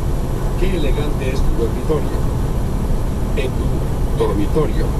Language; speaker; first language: Spanish; non-native, learner; English